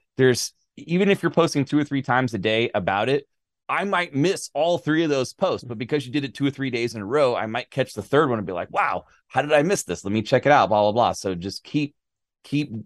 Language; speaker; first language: English; native; English